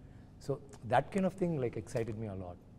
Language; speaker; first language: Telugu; non-native, learner; Tamil